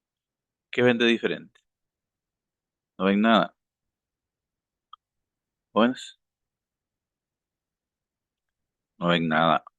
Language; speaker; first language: Spanish; native; Spanish